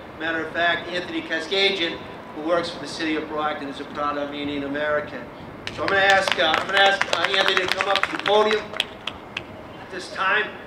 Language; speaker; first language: English; native; English